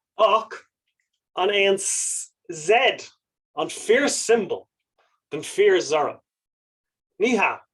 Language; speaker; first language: Irish; non-native, local second language; English